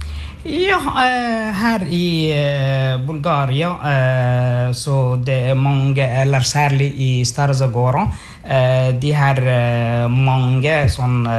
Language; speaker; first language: Norwegian; non-native, fluent; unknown